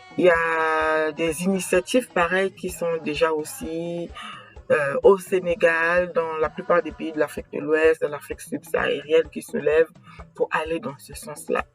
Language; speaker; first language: French; non-native, local second language; Kongo